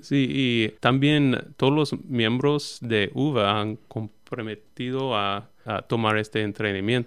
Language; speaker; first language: Spanish; non-native, fluent; English